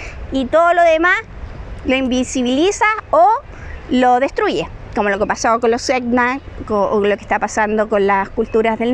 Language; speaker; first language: Spanish; native; Spanish